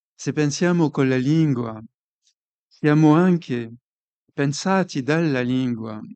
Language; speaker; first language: Italian; non-native, fluent; French